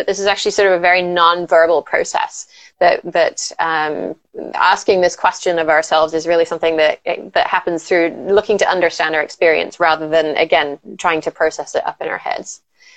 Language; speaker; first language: English; native; English